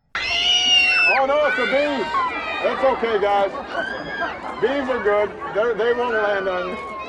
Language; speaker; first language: English; early bilingual, other home language; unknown